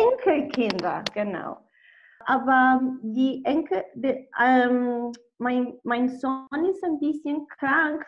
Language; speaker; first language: German; non-native, learner; Spanish